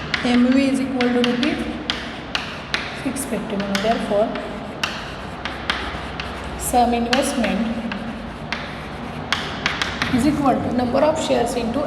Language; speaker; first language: English; non-native, local second language; Marathi